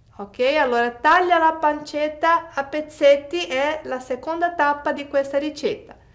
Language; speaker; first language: Italian; non-native, fluent; Portuguese